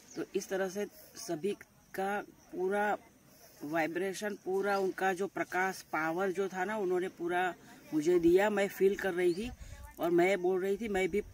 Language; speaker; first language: Hindi; non-native, local second language; Gujarati